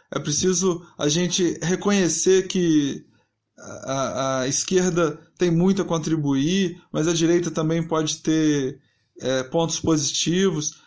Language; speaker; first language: Portuguese; native; Portuguese